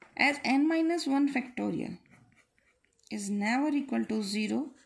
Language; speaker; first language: English; non-native, local second language; Hindi